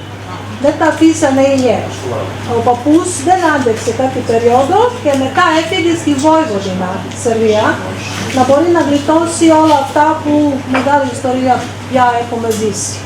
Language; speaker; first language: Greek; non-native, fluent; Serbian